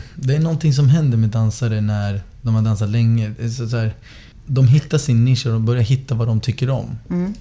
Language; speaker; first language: Swedish; native; Swedish